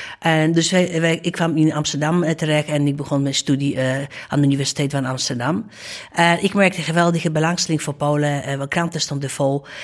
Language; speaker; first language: Dutch; non-native, fluent; Polish